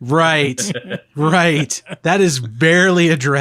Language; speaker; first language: English; native; English